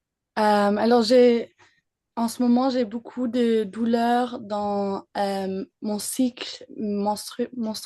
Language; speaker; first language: French; early bilingual, other home language; English